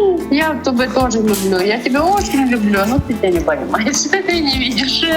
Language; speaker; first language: Russian; non-native, local second language; Kazakh